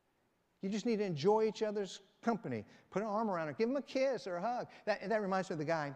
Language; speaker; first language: English; native; English